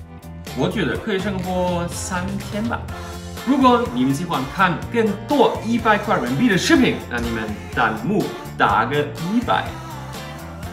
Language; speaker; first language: Chinese; non-native, fluent; German